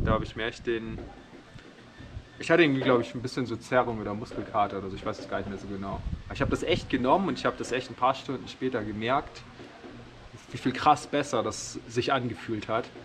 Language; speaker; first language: German; native; German